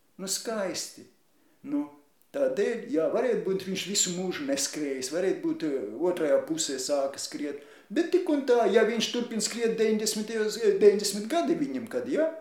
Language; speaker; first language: Latvian; non-native, local second language; Russian